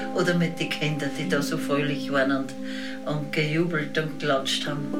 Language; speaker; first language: German; native; German